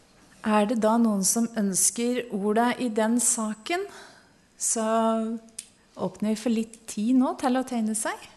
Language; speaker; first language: Norwegian; native; Norwegian